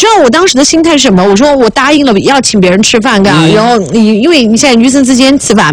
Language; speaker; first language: Chinese; native; Chinese